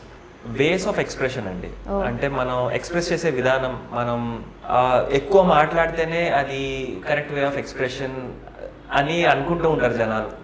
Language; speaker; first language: Telugu; native; Telugu